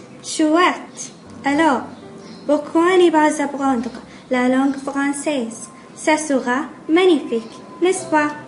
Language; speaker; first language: French; non-native, learner; Arabic